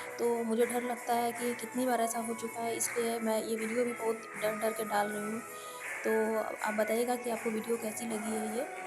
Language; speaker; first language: Hindi; native; Hindi